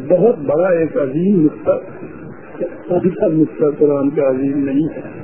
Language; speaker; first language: Urdu; non-native, local second language; Punjabi